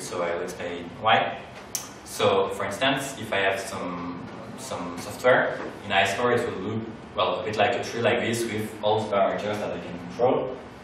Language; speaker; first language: English; non-native, fluent; French